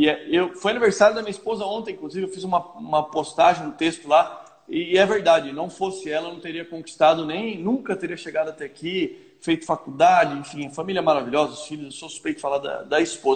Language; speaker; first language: Portuguese; native; Portuguese